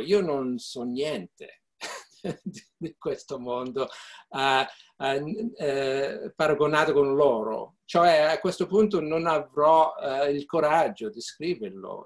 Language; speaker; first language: Italian; early bilingual, heritage; Italian